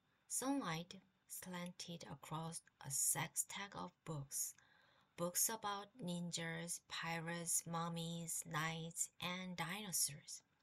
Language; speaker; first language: English; non-native, fluent; Korean